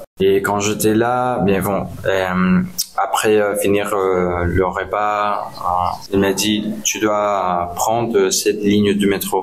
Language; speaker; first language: French; non-native, learner; Spanish